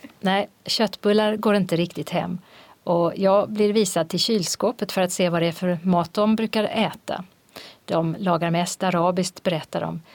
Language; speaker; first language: Swedish; native; Swedish